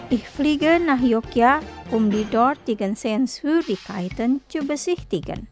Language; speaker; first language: German; non-native, fluent; Indonesian